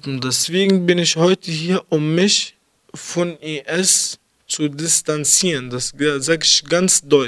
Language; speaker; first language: German; early bilingual, other home language; Arabic